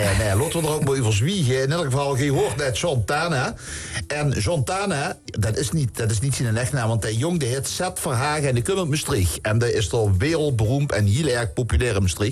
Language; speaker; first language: Dutch; native; Dutch